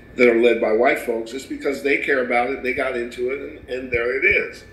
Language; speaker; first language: English; native; English